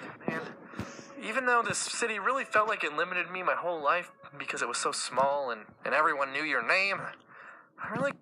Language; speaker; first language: English; native; English